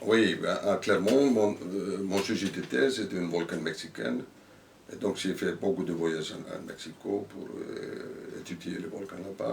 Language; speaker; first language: French; non-native, fluent; Icelandic